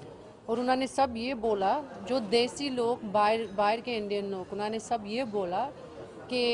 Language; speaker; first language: Hindi; early bilingual, heritage; English